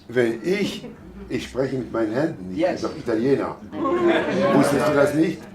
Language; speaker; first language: German; non-native, fluent; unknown